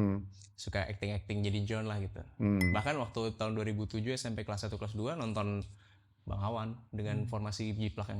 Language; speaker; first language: Indonesian; native; Indonesian